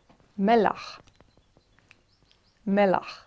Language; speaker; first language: Hebrew; non-native, fluent; English